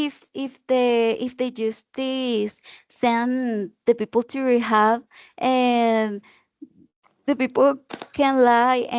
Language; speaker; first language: English; non-native, learner; Spanish